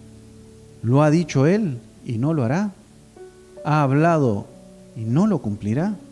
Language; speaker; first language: Spanish; native; Spanish